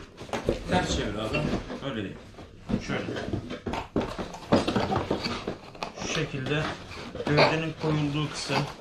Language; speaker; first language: Turkish; native; Turkish